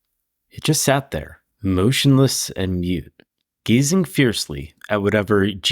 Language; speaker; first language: English; native; English